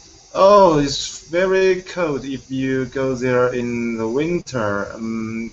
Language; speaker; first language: English; non-native, fluent; Chinese